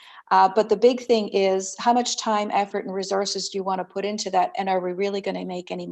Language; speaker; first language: English; native; English